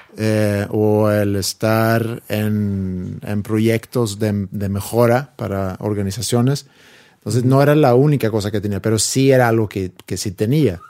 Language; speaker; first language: Spanish; non-native, fluent; Swedish